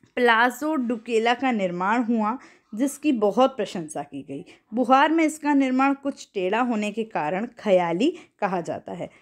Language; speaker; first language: Hindi; native; Hindi